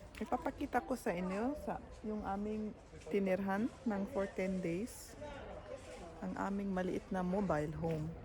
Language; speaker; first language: Filipino; native; Filipino